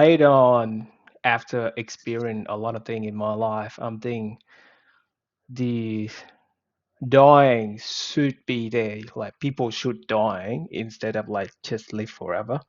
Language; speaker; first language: English; non-native, fluent; Vietnamese